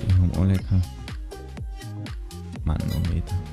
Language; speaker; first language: German; native; German